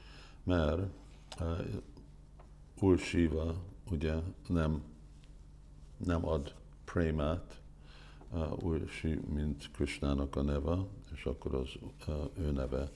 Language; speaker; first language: Hungarian; early bilingual, heritage; Hungarian